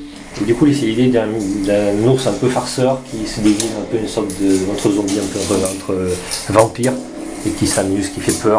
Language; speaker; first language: French; native; French